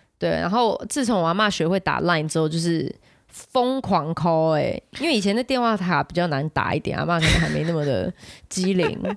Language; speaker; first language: Chinese; native; Chinese